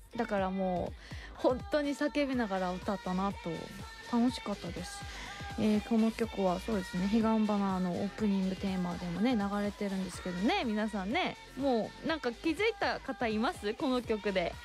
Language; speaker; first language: Japanese; non-native, fluent; Korean